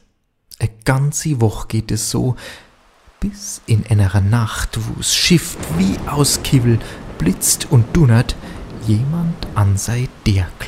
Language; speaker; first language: German; native; German